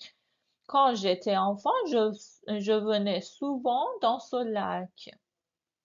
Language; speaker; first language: French; non-native, fluent; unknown